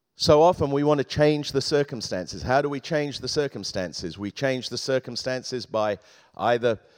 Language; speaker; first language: English; native; English